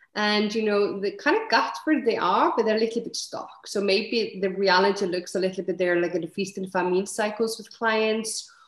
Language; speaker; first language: English; non-native, fluent; Icelandic